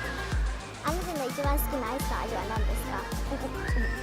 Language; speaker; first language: Japanese; non-native, learner; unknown